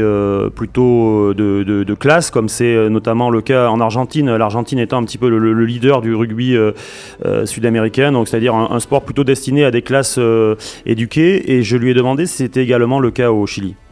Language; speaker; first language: French; native; French